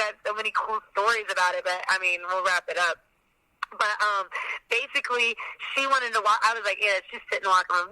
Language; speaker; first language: English; native; English